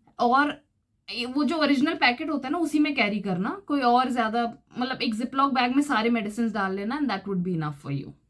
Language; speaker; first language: Hindi; native; Hindi